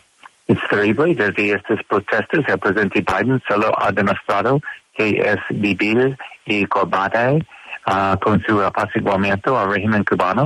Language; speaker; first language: Spanish; non-native, learner; English